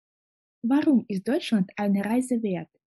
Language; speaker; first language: German; non-native, fluent; Russian